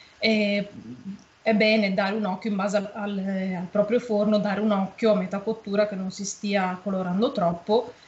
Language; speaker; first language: Italian; native; Italian